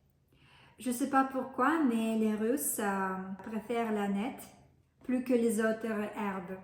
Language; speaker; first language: French; non-native, fluent; Russian